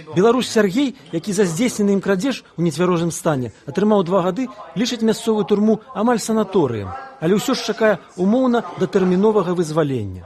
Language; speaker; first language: Belarusian; native; Belarusian